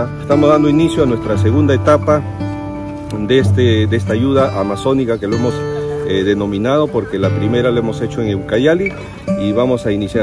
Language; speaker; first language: Spanish; native; Spanish